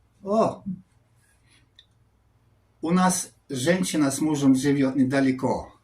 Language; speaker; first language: Russian; non-native, learner; English